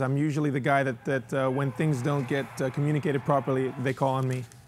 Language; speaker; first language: English; early bilingual, other home language; Spanish